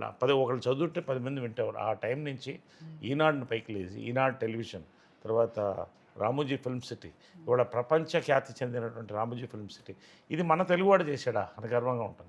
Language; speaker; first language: Telugu; native; Telugu